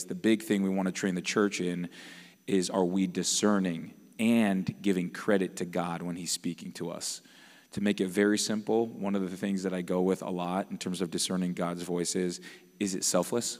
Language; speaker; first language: English; native; English